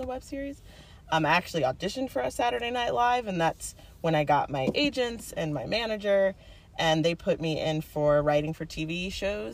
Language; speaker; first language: English; native; English